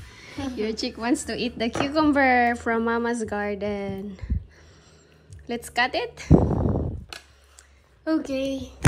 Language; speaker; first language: English; non-native, local second language; Filipino